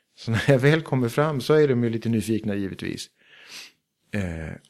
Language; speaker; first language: Swedish; early bilingual, heritage; Danish